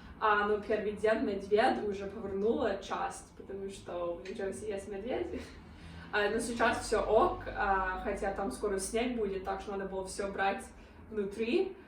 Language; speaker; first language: Russian; non-native, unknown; English